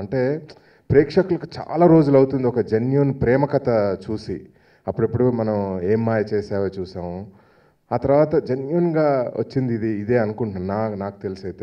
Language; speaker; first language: Telugu; native; Telugu